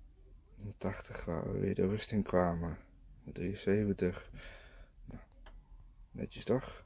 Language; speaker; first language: Dutch; native; Dutch